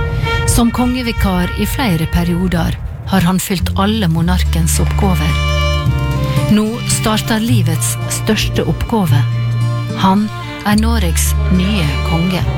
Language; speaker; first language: Norwegian; native; Norwegian